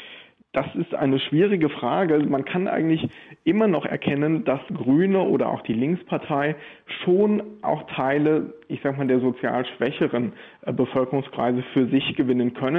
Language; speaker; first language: German; native; German